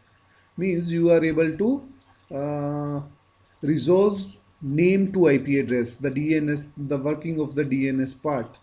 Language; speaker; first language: English; non-native, local second language; Hindi